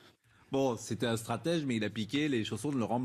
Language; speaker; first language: French; native; French